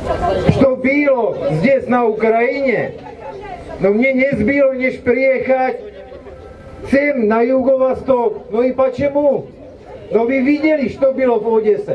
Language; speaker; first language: Russian; non-native, learner; Czech